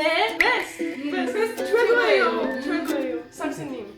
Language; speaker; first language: Korean; non-native, learner; Polish